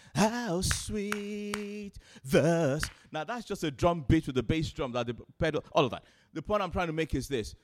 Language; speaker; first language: English; non-native, local second language; Yoruba